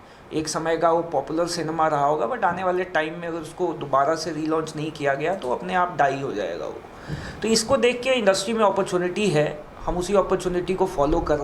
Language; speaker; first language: Hindi; native; Hindi